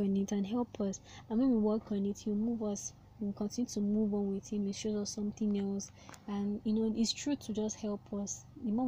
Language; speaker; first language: English; non-native, local second language; Yoruba